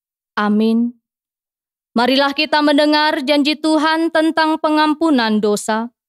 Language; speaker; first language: Indonesian; native; Indonesian